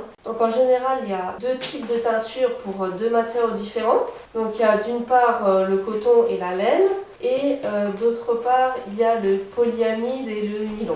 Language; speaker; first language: French; native; French